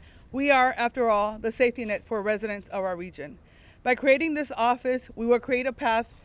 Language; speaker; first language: English; non-native, fluent; Spanish